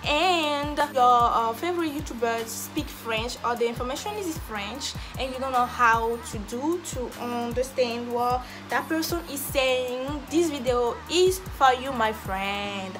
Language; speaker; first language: English; non-native, fluent; French